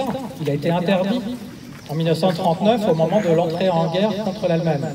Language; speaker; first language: French; native; French